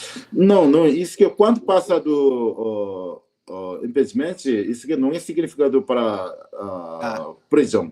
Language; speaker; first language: Portuguese; non-native, learner; Korean